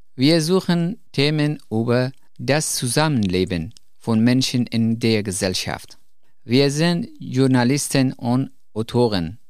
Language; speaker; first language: German; non-native, fluent; Persian